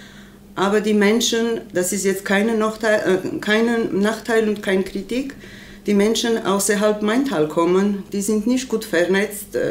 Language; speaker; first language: German; non-native, learner; Armenian